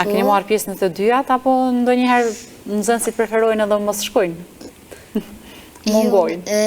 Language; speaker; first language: Albanian; native; Albanian